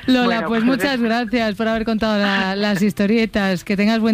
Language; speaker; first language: Spanish; native; Spanish